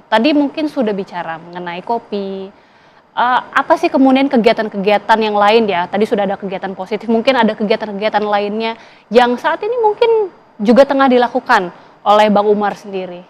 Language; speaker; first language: Malay; native; Malay